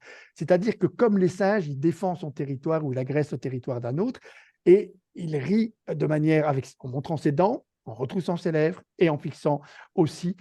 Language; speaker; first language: French; native; French